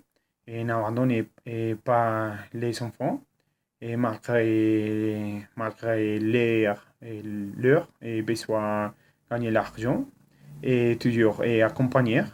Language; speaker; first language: French; non-native, learner; Spanish